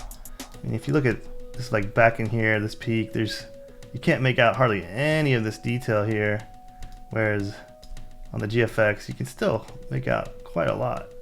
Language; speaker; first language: English; native; English